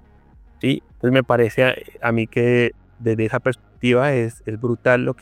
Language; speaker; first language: Spanish; native; Spanish